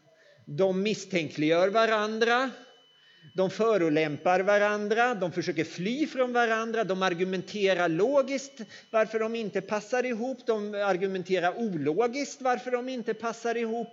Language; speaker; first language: Swedish; native; Swedish